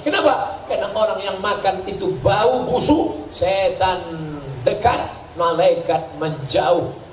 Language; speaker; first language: Indonesian; native; Indonesian